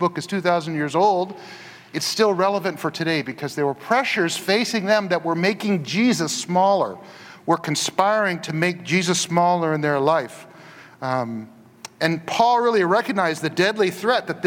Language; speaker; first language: English; native; English